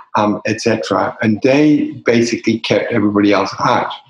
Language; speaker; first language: English; native; English